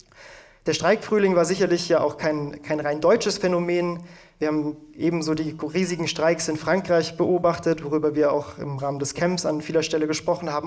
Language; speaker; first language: German; native; German